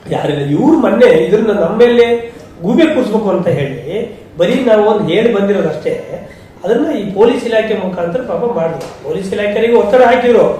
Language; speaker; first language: Kannada; native; Kannada